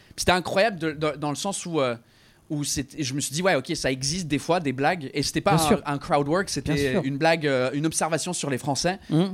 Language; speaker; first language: French; non-native, fluent; English